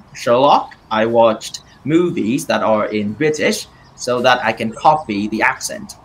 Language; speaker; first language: English; non-native, fluent; Vietnamese